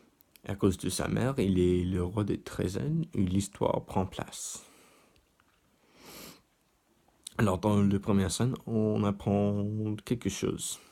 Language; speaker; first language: French; non-native, learner; English